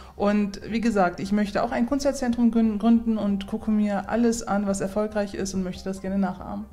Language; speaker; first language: German; native; German